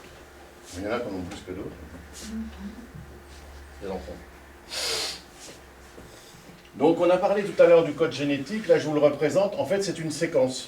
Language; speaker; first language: French; native; French